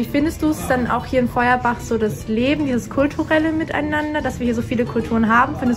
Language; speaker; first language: German; native; German